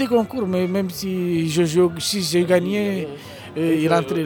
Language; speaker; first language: French; non-native, learner; Romanian